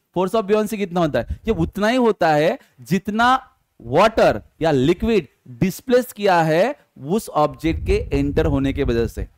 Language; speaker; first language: Hindi; non-native, local second language; Marathi